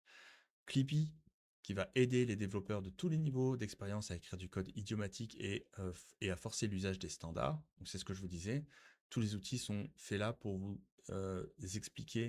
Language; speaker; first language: French; native; French